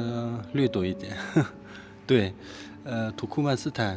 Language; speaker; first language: Chinese; non-native, local second language; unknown